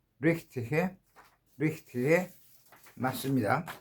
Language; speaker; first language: German; non-native, learner; Korean